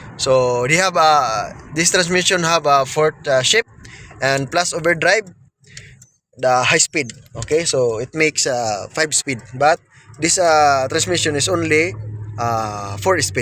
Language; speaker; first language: English; non-native, local second language; Filipino